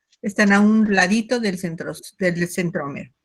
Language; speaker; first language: Spanish; native; Spanish